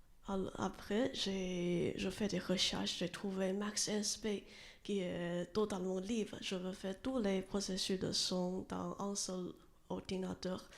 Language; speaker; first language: French; non-native, learner; Chinese